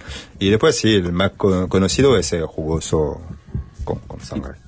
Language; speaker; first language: Spanish; non-native, fluent; French